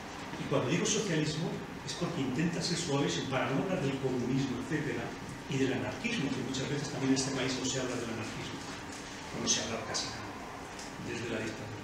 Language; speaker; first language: Spanish; native; Spanish